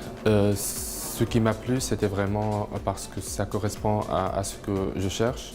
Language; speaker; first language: French; non-native, local second language; Arabic